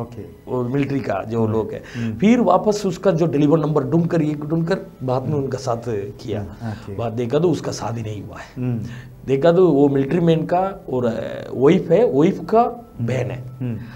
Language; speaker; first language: Hindi; non-native, local second language; Tamil